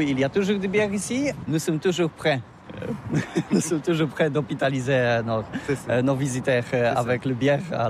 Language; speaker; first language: French; non-native, learner; Polish